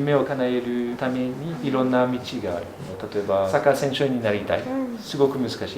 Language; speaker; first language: Japanese; non-native, fluent; French